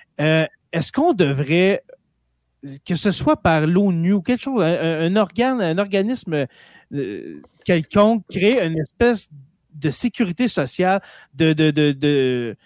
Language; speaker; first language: French; native; French